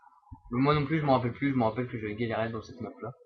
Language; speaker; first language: French; native; French